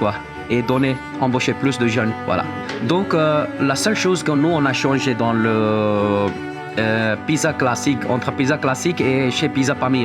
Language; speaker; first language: French; non-native, fluent; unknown